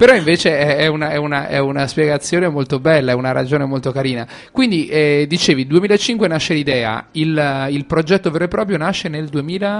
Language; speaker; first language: Italian; native; Italian